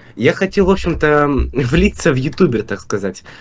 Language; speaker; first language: Russian; native; Russian